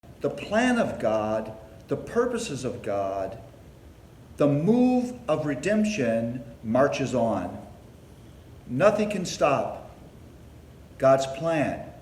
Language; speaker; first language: English; native; English